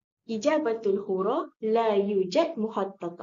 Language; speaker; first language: Arabic; non-native, learner; Malay